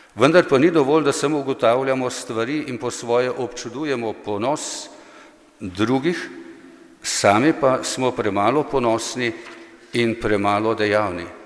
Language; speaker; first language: Slovenian; native; Slovenian